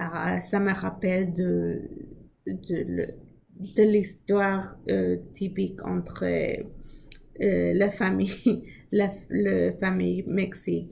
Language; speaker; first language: French; non-native, learner; English